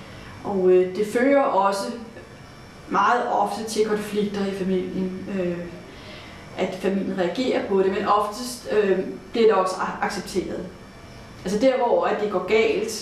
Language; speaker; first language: Danish; native; Danish